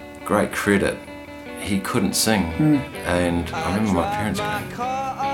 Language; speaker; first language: English; native; English